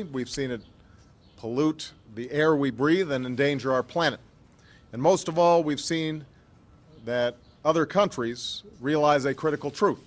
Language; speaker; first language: English; native; English